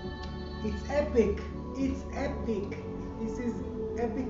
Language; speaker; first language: English; non-native, fluent; Hebrew